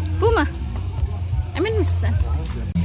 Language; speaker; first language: Turkish; non-native, learner; Indonesian